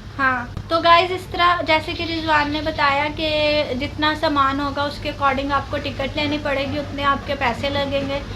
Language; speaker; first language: Urdu; non-native, local second language; Punjabi